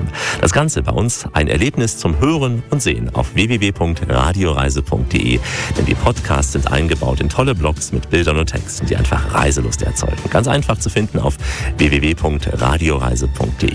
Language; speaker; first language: German; native; German